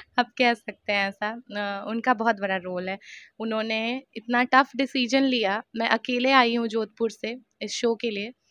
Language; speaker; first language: Hindi; native; Hindi